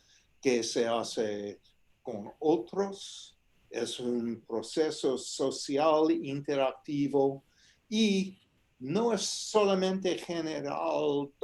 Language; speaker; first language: Spanish; non-native, fluent; English